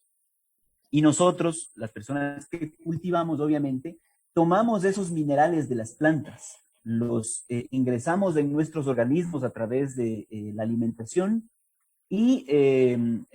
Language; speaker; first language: Spanish; native; Spanish